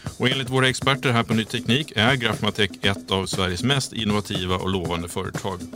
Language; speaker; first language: Swedish; native; Swedish